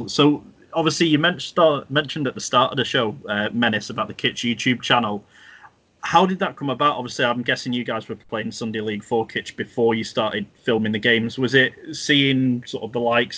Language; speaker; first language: English; native; English